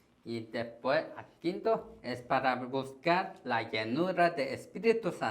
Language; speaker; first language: Spanish; non-native, learner; Korean